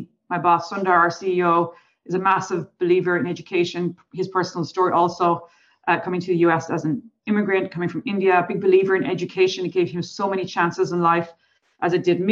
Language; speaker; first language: English; native; English